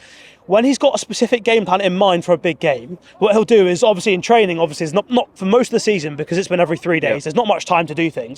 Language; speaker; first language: English; native; English